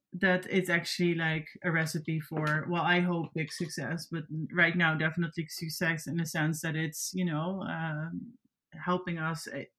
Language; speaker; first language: English; non-native, fluent; Dutch